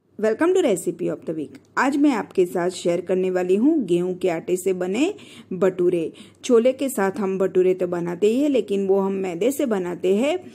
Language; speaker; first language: Hindi; non-native, local second language; Gujarati